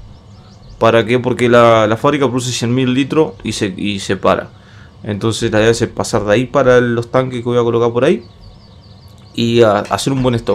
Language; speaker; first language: Spanish; native; Spanish